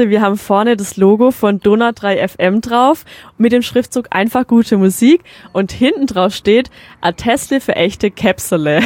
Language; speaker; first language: German; native; German